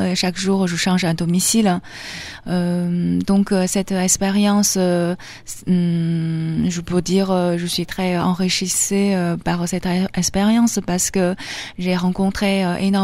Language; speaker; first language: French; non-native, fluent; Chinese